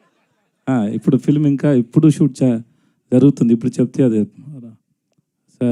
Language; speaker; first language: Telugu; non-native, learner; Tamil